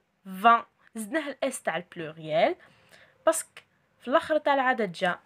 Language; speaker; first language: Arabic; native; Arabic